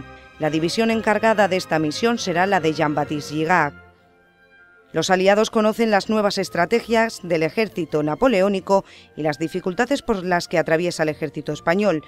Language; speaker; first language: Spanish; native; Spanish